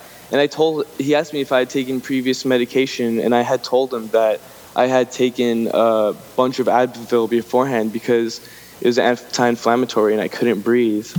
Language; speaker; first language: English; native; English